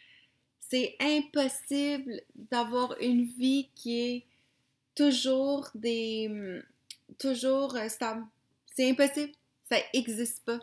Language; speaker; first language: French; native; French